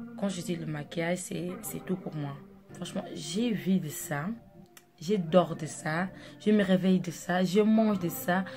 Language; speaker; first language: French; non-native, local second language; Portuguese